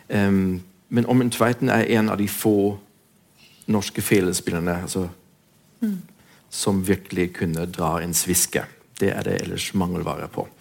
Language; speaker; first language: Norwegian; non-native, fluent; German